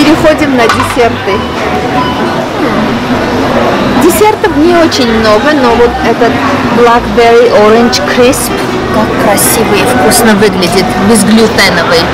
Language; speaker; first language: Russian; non-native, fluent; Armenian